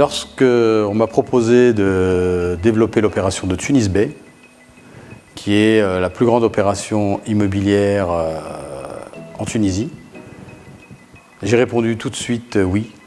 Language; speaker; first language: French; early bilingual, other home language; Arabic